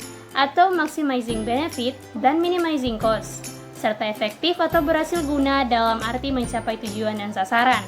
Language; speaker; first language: Indonesian; native; Indonesian